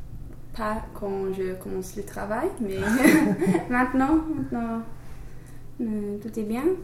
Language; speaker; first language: French; non-native, learner; English